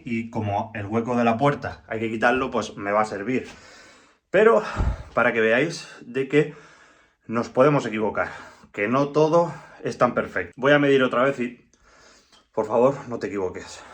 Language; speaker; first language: Spanish; native; Spanish